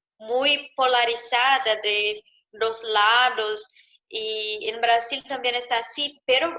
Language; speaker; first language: Spanish; non-native, learner; Portuguese